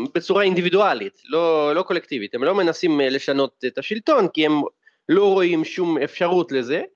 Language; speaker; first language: Hebrew; non-native, fluent; Russian